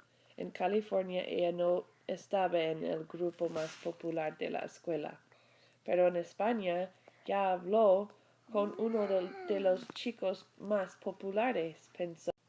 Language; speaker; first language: Spanish; non-native, fluent; English